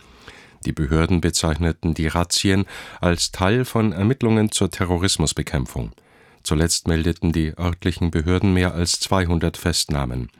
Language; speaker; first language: German; native; German